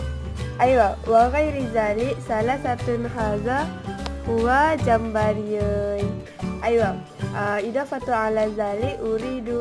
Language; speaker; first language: Arabic; non-native, learner; Malay